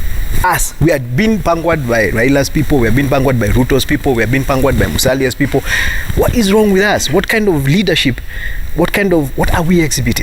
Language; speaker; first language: English; non-native, local second language; Kikuyu